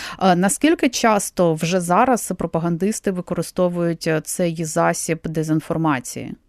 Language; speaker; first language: Ukrainian; native; Ukrainian